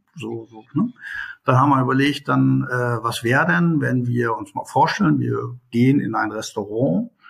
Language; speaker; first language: German; native; German